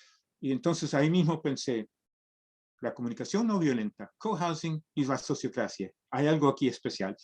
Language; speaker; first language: Spanish; early bilingual, heritage; Spanish